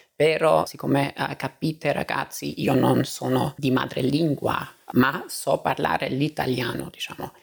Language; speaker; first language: Italian; non-native, fluent; Albanian